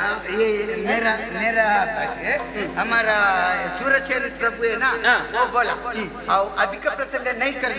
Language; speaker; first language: Hindi; non-native, local second language; Kannada